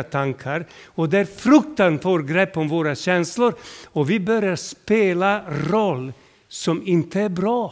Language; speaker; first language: Swedish; non-native, fluent; Serbian